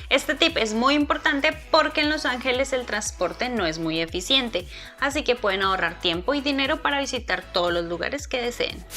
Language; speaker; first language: Spanish; native; Spanish